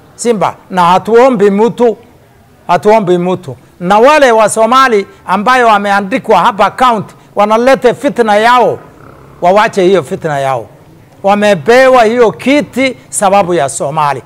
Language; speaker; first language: Swahili; non-native, local second language; Somali